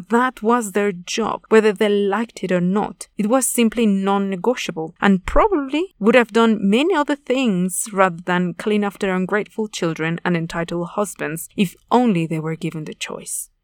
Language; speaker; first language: English; non-native, fluent; Spanish